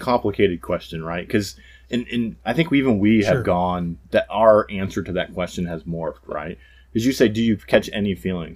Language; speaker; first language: English; native; English